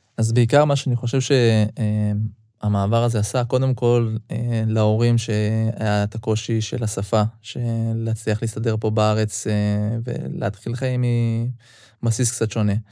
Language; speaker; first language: Hebrew; early bilingual, other home language; Russian